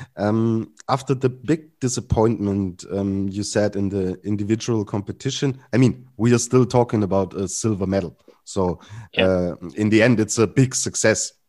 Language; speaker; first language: English; non-native, fluent; German